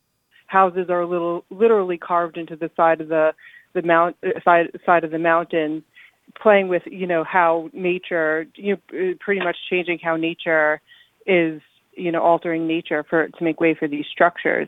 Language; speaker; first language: English; native; English